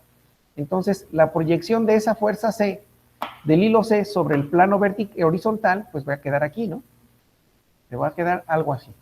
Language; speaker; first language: Spanish; native; Spanish